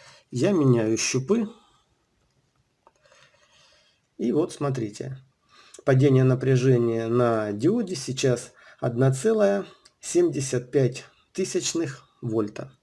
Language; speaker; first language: Russian; native; Russian